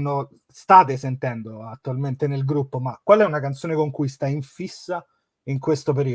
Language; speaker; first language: Italian; native; Italian